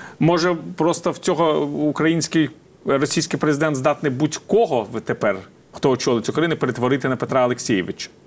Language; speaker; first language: Ukrainian; native; Ukrainian